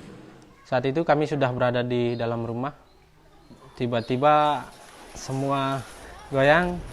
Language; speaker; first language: Indonesian; non-native, local second language; Sasak